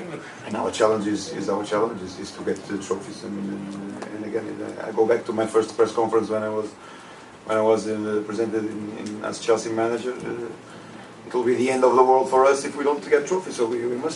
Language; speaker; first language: English; non-native, fluent; Portuguese